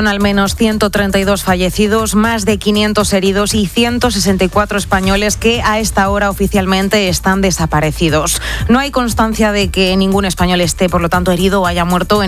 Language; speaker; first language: Spanish; native; Spanish